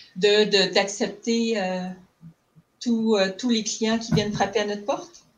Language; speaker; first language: French; native; French